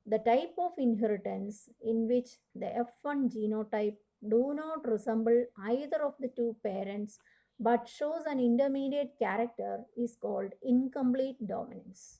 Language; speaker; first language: English; non-native, local second language; Malayalam